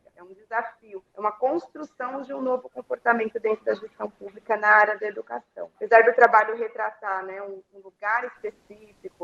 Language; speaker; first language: Portuguese; native; Portuguese